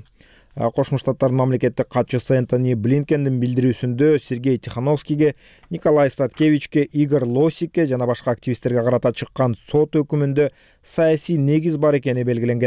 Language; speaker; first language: Kyrgyz; native; Kyrgyz